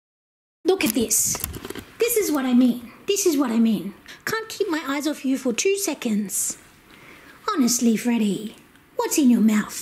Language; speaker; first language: English; native; English